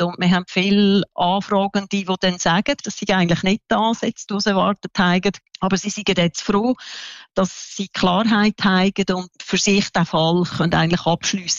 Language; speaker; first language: German; native; German